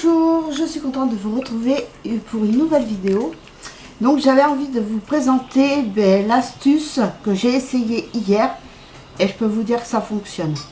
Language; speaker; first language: French; native; French